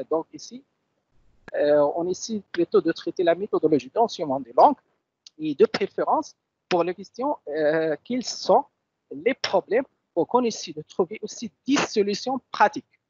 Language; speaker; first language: French; non-native, local second language; Arabic